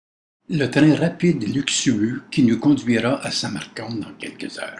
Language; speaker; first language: French; native; French